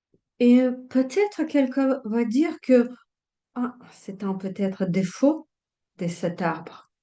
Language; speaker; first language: French; non-native, fluent; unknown